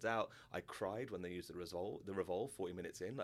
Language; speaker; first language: English; native; English